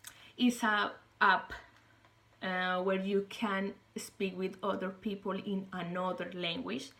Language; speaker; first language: English; non-native, learner; Spanish